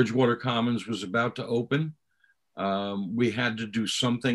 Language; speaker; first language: English; native; English